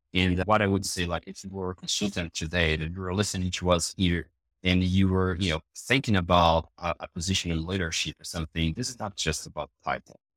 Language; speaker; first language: English; non-native, fluent; Portuguese